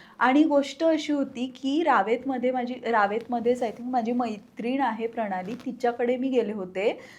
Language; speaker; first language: Marathi; native; Marathi